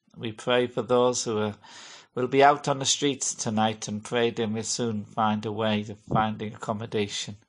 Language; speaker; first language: English; native; English